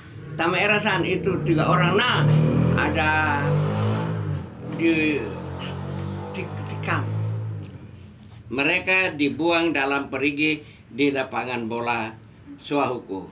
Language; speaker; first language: Indonesian; non-native, local second language; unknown